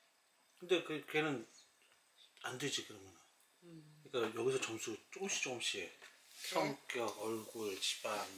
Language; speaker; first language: Korean; native; Korean